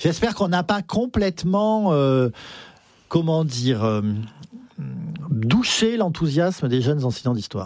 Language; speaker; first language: French; native; French